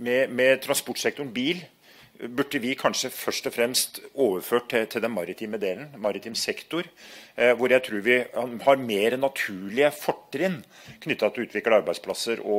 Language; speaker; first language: Norwegian; native; Norwegian